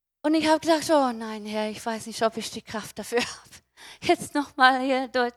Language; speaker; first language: German; non-native, fluent; English